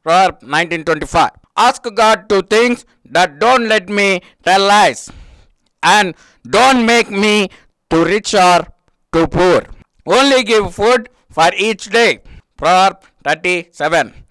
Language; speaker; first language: English; non-native, local second language; Telugu